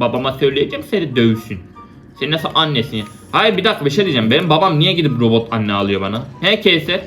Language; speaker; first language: Turkish; native; Turkish